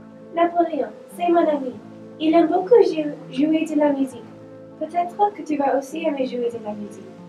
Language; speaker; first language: French; non-native, learner; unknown